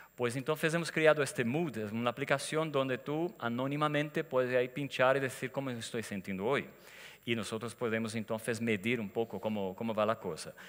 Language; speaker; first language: Spanish; non-native, fluent; Portuguese